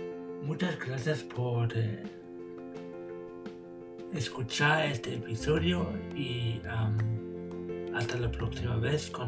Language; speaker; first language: Spanish; non-native, learner; German